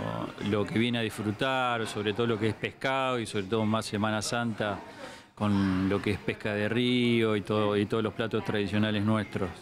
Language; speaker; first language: Spanish; native; Spanish